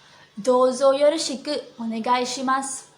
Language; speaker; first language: Japanese; non-native, learner; Sinhala